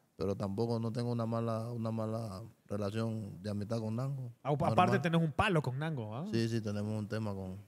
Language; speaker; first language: Spanish; native; Spanish